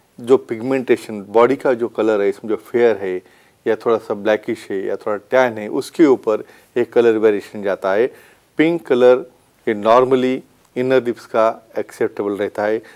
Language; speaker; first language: Hindi; non-native, local second language; Marathi